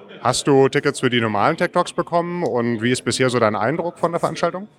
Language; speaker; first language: German; native; German